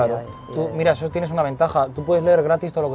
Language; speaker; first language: Spanish; native; Spanish